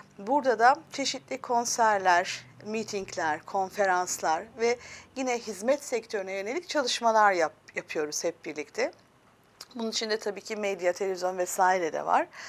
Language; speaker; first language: Turkish; early bilingual, heritage; Turkish